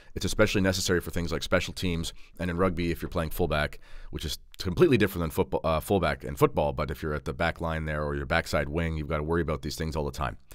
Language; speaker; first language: English; native; English